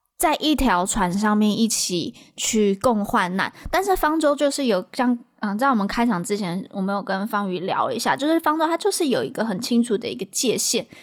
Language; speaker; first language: Chinese; native; Chinese